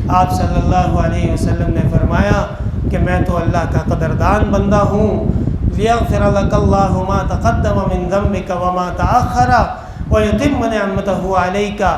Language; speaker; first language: Urdu; non-native, local second language; Pashto